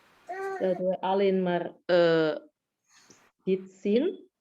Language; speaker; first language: Dutch; non-native, fluent; Indonesian